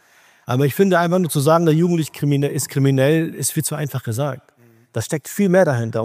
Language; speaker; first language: German; early bilingual, other home language; Urdu